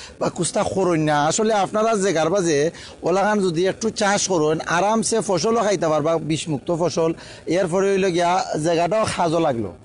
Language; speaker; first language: Bangla; native; Bangla